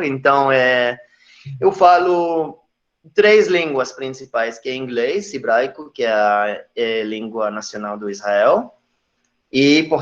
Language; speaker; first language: Portuguese; non-native, fluent; Hebrew